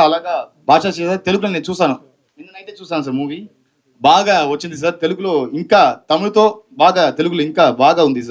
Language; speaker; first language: Telugu; non-native, fluent; Tamil